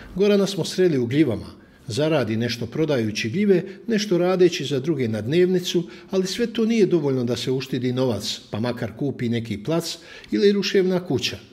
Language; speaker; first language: Bosnian; native; Bosnian